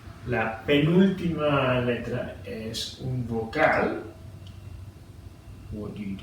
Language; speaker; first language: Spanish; non-native, fluent; English